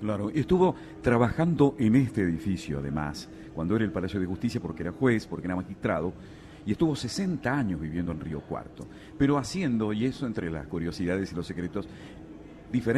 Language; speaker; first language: Spanish; native; Spanish